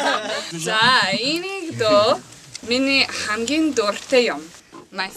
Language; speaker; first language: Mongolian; non-native, learner; English